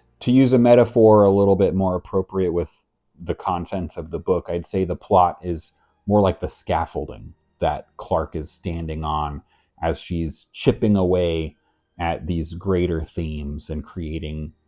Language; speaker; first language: English; native; English